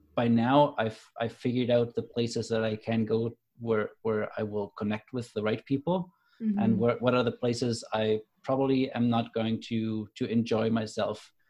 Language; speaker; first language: English; non-native, fluent; German